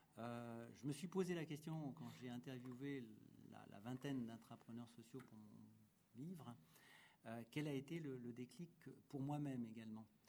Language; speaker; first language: French; native; French